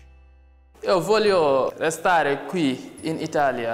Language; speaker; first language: Italian; non-native, learner; Wolof